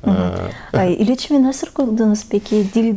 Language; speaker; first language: Turkish; non-native, fluent; Kyrgyz